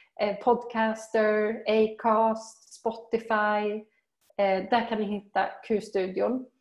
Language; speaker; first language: Swedish; native; Swedish